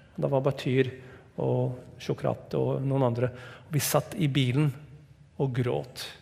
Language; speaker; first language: Norwegian; non-native, fluent; English